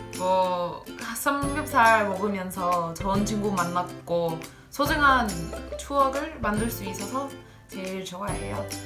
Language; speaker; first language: Korean; non-native, learner; English